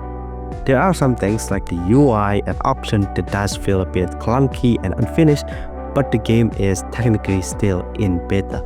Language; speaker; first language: English; non-native, fluent; Indonesian